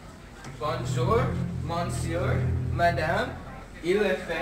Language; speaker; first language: French; non-native, learner; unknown